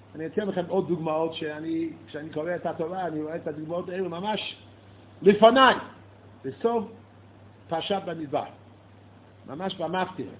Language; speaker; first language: Hebrew; non-native, fluent; English